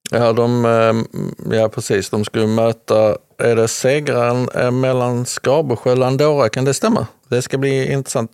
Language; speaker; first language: Swedish; native; Swedish